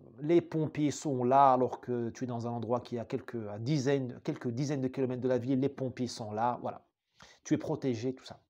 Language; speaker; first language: French; non-native, local second language; Arabic